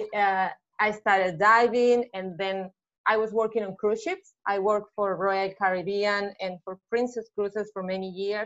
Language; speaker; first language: English; non-native, fluent; Spanish